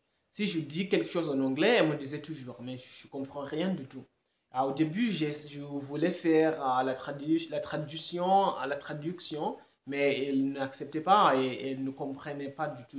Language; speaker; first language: French; non-native, fluent; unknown